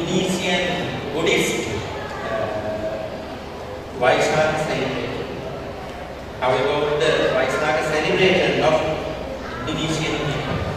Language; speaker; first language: English; non-native, learner; Sinhala